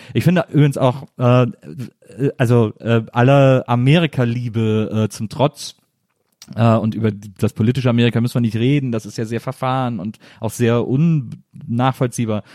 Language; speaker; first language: German; native; German